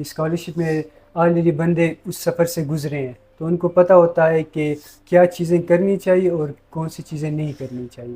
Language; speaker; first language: Urdu; non-native, local second language; Khowar